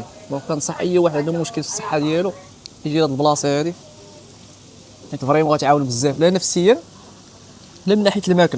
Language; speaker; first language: Arabic; native; Arabic